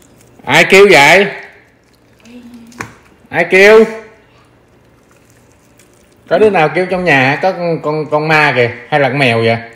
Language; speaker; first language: Vietnamese; native; Vietnamese